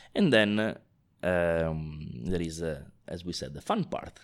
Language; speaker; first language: English; non-native, fluent; Italian